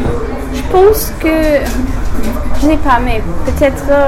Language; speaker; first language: French; non-native, learner; English